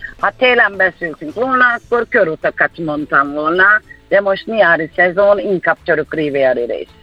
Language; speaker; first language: Hungarian; non-native, fluent; Turkish